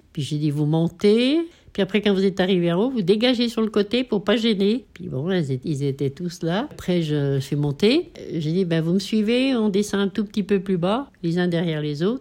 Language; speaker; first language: French; native; French